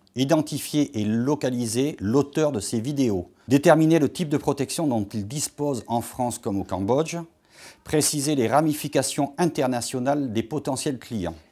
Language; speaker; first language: French; native; French